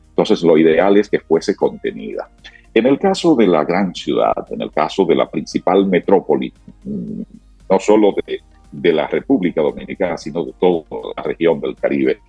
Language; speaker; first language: Spanish; native; Spanish